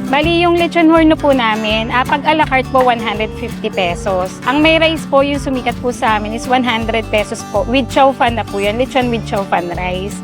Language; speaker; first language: Filipino; native; Filipino